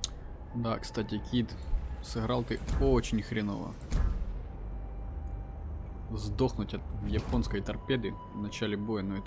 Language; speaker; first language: Russian; native; Russian